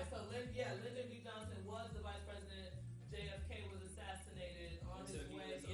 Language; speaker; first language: English; native; English